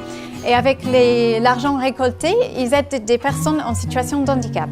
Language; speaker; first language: French; native; French